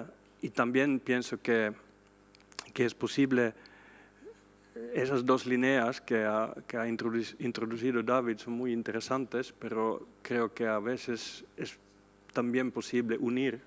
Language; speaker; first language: Spanish; non-native, fluent; Swedish